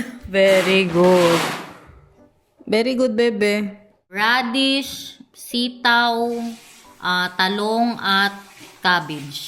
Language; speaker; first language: English; non-native, local second language; Filipino